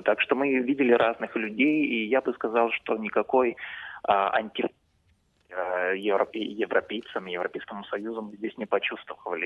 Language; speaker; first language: Russian; non-native, fluent; Lithuanian